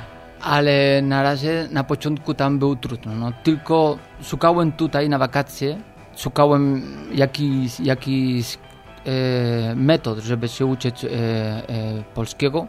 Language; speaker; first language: Polish; non-native, learner; Spanish